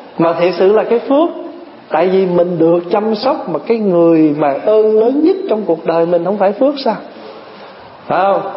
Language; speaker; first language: Vietnamese; early bilingual, other home language; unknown